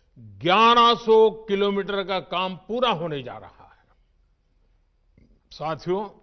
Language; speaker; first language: Hindi; non-native, local second language; Gujarati